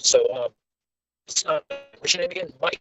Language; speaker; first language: English; native; English